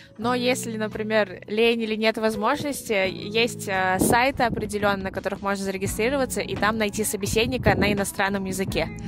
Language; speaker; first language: Russian; native; Russian